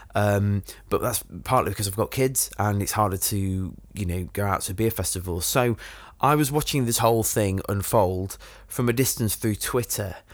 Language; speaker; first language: English; native; English